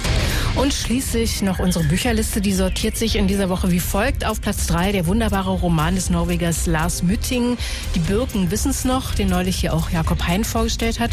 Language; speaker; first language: German; native; German